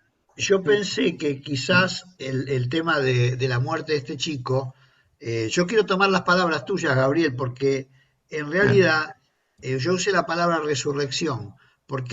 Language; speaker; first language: Spanish; native; Spanish